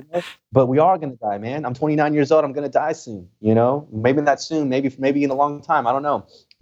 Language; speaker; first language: English; early bilingual, other home language; Spanish